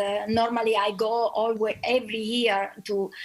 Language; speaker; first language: English; non-native, learner; Italian